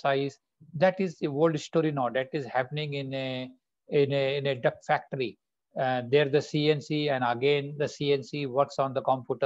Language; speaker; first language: English; non-native, local second language; Bangla